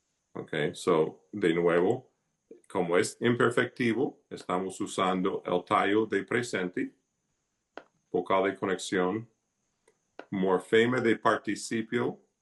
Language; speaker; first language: Spanish; non-native, fluent; English